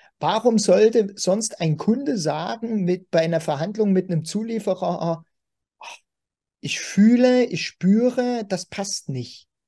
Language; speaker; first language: German; native; German